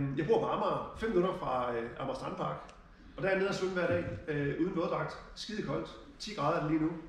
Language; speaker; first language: Danish; early bilingual, other home language; German